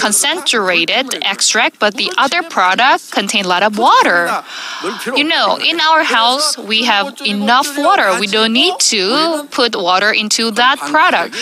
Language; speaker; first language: English; non-native, fluent; Korean